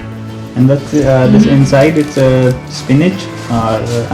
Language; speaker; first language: English; non-native, local second language; Hindi